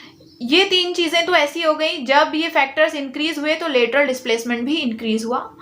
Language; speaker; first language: Hindi; native; Hindi